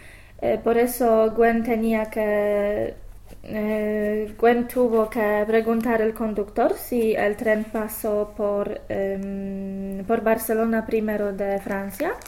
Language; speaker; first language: Spanish; non-native, fluent; English